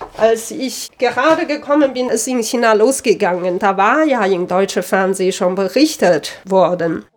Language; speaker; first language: German; non-native, fluent; Chinese